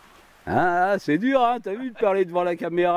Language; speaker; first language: French; native; French